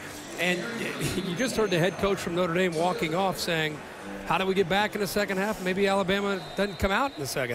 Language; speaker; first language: English; native; English